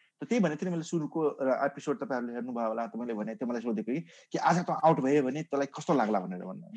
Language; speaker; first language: Nepali; non-native, local second language; Maithili